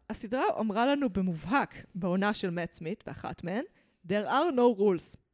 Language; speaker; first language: Hebrew; early bilingual, other home language; English